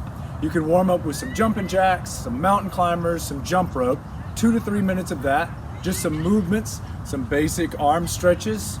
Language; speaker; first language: English; native; English